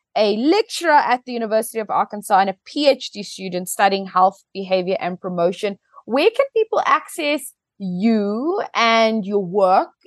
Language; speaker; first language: English; native; English